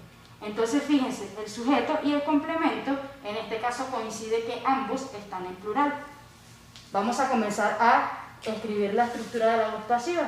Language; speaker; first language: Spanish; native; Spanish